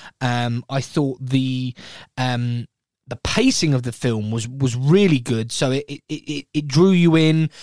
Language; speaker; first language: English; native; English